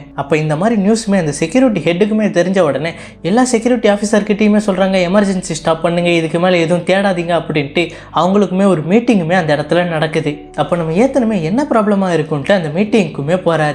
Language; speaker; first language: Tamil; native; Tamil